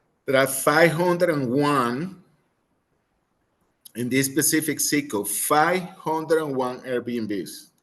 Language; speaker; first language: English; non-native, fluent; Spanish